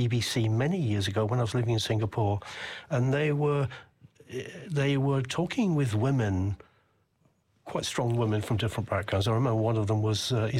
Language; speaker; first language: English; native; English